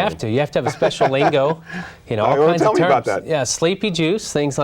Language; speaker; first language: English; native; English